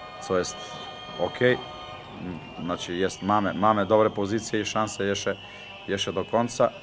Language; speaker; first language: Polish; non-native, learner; Slovenian